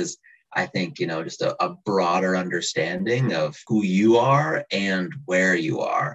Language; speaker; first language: English; native; English